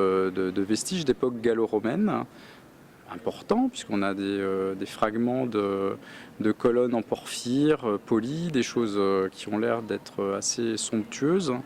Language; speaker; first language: French; native; French